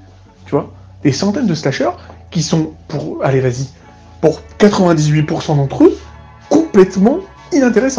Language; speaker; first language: French; native; French